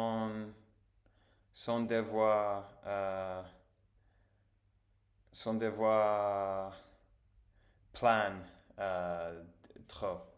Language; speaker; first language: French; non-native, learner; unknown